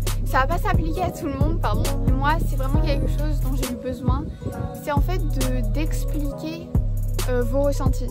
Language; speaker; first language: French; native; French